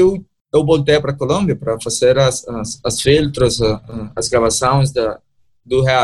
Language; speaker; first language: Portuguese; non-native, learner; Spanish